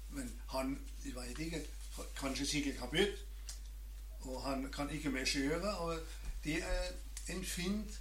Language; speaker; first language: Norwegian; non-native, learner; German